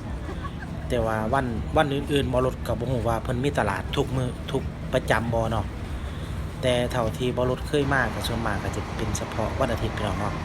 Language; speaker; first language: Thai; non-native, local second language; Lao